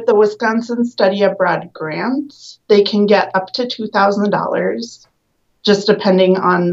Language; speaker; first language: English; native; English